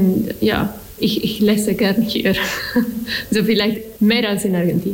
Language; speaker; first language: German; non-native, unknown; Spanish